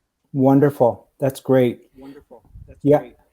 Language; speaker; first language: English; native; English